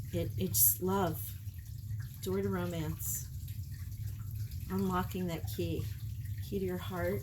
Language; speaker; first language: English; native; English